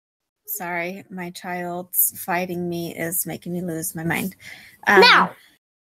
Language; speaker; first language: English; native; English